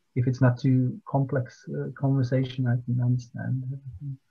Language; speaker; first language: English; non-native, fluent; Latvian